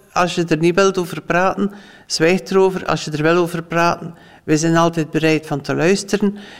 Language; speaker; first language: Dutch; native; Dutch